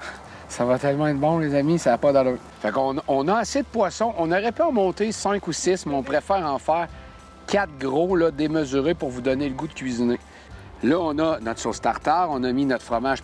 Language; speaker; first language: French; native; French